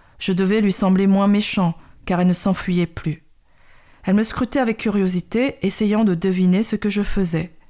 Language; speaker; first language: French; early bilingual, other home language; Khmer